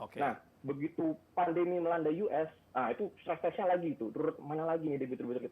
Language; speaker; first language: Indonesian; native; Indonesian